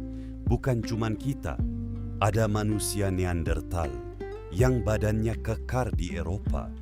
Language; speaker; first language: Indonesian; native; Indonesian